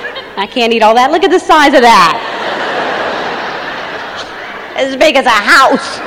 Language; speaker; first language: English; native; English